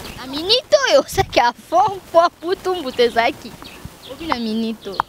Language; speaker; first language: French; non-native, local second language; Lingala